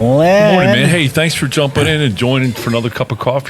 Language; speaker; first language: English; native; English